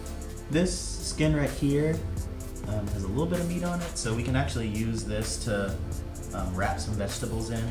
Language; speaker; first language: English; native; English